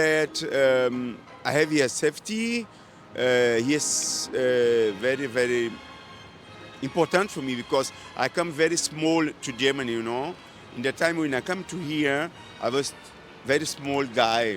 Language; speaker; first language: English; non-native, learner; Portuguese